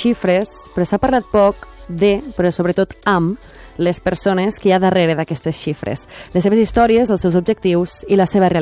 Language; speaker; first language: Catalan; native; Catalan